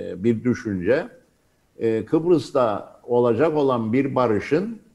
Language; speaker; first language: Turkish; native; Turkish